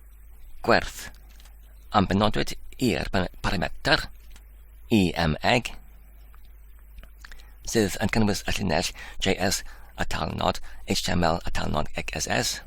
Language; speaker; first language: Welsh; non-native, learner; English